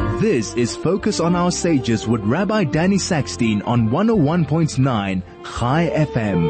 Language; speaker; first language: English; native; English